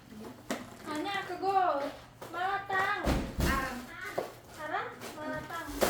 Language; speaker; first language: Korean; non-native, learner; Vietnamese